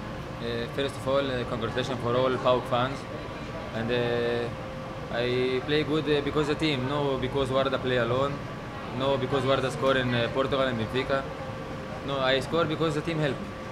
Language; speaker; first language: English; non-native, learner; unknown